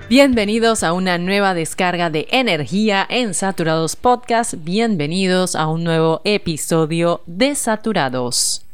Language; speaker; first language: Spanish; native; Spanish